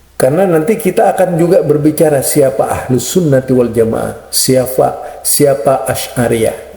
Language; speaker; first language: Indonesian; non-native, local second language; Madurese